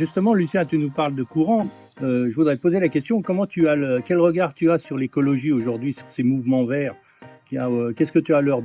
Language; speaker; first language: French; native; French